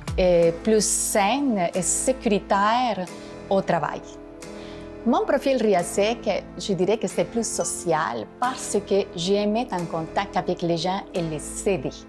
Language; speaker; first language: French; non-native, fluent; Spanish